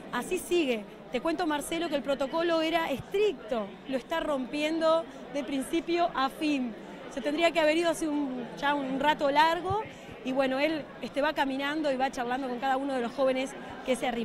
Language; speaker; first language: Spanish; native; Spanish